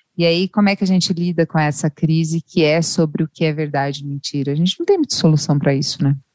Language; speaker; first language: Portuguese; native; Portuguese